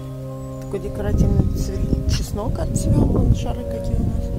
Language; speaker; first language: Russian; native; Russian